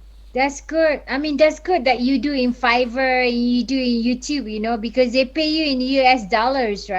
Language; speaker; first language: English; early bilingual, other home language; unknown